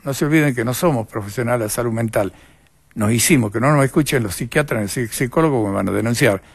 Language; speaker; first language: Spanish; native; Spanish